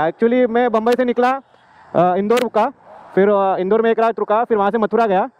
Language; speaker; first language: Hindi; non-native, local second language; Marathi